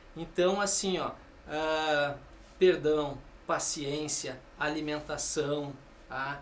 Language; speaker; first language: Portuguese; native; Portuguese